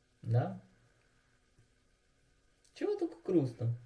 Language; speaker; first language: Russian; non-native, learner; Chinese